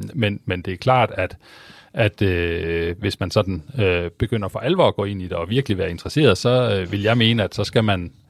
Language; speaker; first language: Danish; native; Danish